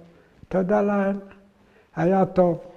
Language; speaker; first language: Hebrew; early bilingual, other home language; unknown